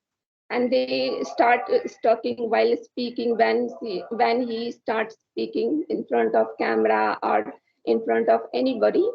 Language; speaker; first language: English; non-native, learner; Hindi